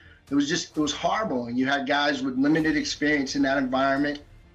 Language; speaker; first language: English; native; English